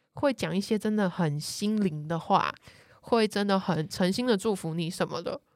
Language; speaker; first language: Chinese; native; Chinese